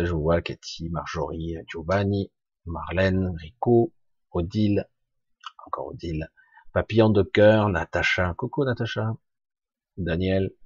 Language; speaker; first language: French; native; French